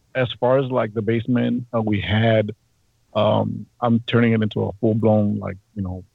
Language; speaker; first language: English; native; English